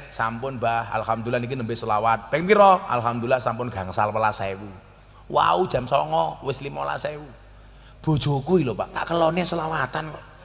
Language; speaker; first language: Indonesian; native; Indonesian